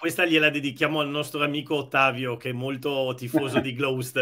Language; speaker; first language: Italian; native; Italian